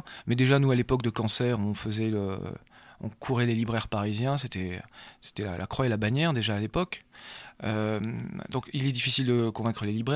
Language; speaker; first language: French; native; French